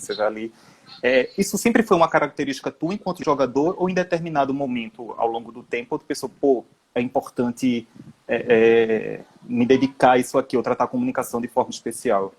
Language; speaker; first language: Portuguese; native; Portuguese